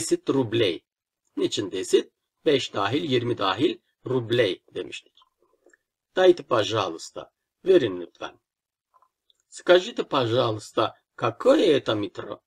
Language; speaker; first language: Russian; non-native, fluent; Turkish